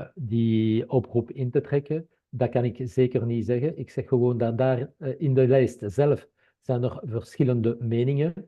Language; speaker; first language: Dutch; non-native, local second language; French